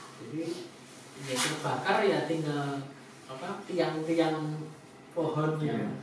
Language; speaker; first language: Indonesian; native; Indonesian